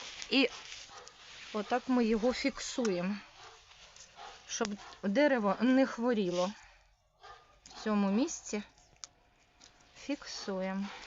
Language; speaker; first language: Ukrainian; non-native, local second language; Russian